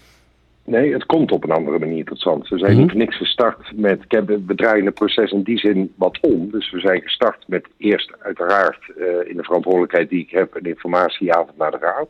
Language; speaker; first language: Dutch; native; Dutch